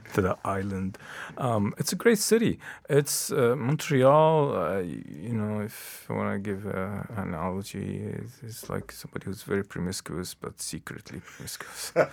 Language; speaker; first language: English; non-native, fluent; Arabic